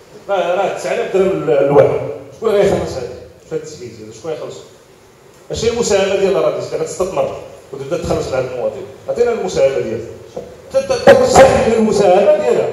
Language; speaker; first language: Arabic; native; Arabic